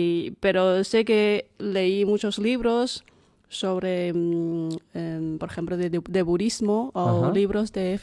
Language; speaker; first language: Spanish; non-native, fluent; Chinese